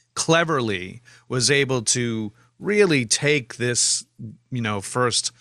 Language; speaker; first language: English; native; English